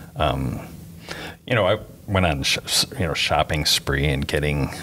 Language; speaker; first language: English; native; English